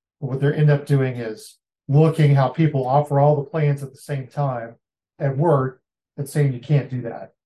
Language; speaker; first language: English; native; English